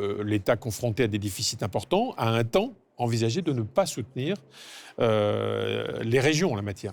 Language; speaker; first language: French; native; French